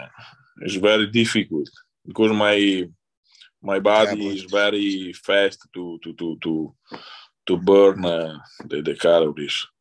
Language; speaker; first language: English; non-native, learner; Italian